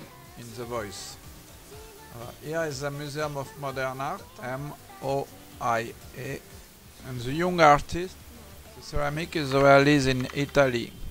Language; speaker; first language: English; non-native, learner; French